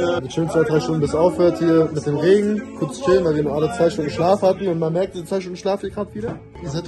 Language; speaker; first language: German; native; German